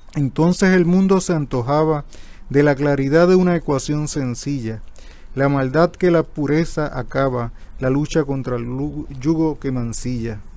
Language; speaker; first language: Spanish; native; Spanish